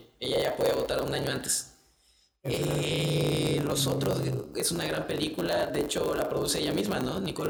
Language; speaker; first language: Spanish; native; Spanish